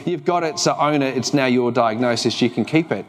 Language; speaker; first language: English; native; English